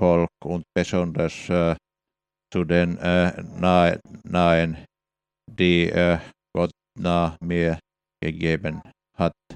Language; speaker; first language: German; non-native, fluent; Finnish